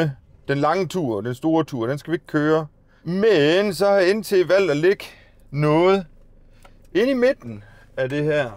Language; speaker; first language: Danish; native; Danish